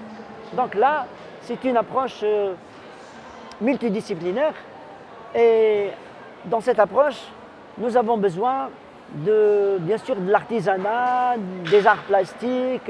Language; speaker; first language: French; non-native, local second language; Arabic